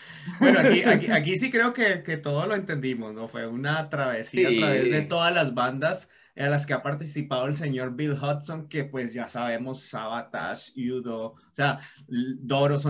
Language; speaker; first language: Spanish; native; Spanish